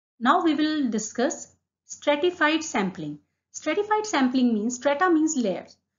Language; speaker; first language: English; non-native, local second language; Hindi